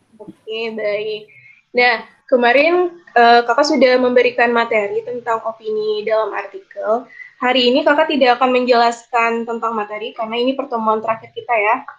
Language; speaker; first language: Indonesian; native; Indonesian